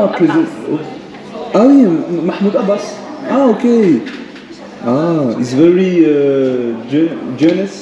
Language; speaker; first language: French; native; French